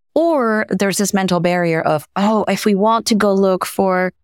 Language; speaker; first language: English; non-native, fluent; French